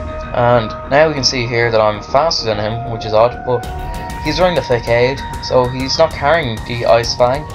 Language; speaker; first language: English; native; English